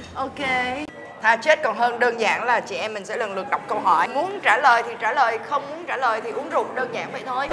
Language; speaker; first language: Vietnamese; native; Vietnamese